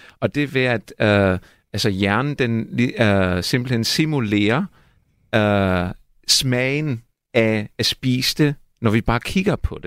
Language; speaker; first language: Danish; non-native, fluent; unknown